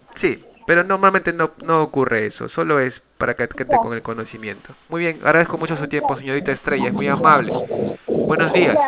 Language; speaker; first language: Spanish; native; Spanish